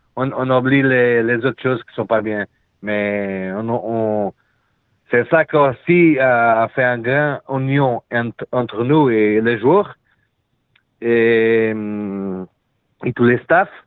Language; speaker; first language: French; non-native, learner; Portuguese